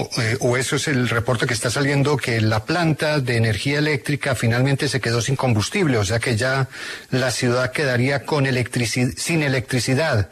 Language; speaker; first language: Spanish; native; Spanish